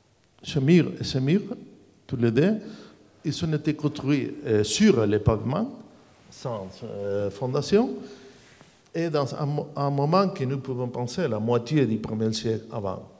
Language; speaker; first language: French; non-native, learner; Spanish